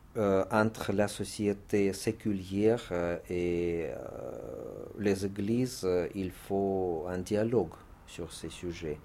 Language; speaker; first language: French; non-native, fluent; Russian